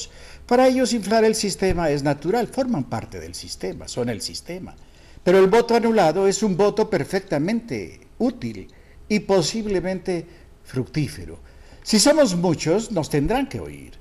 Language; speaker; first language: Spanish; native; Spanish